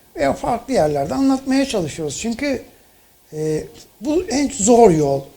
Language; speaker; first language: Turkish; native; Turkish